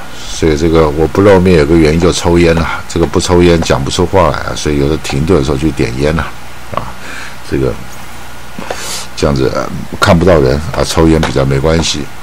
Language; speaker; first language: Chinese; native; Chinese